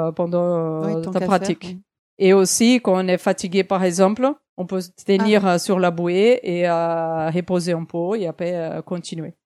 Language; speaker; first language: French; non-native, fluent; Portuguese